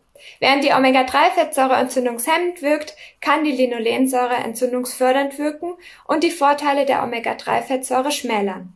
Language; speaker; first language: German; native; German